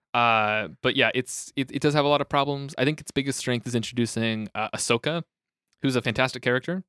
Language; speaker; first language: English; native; English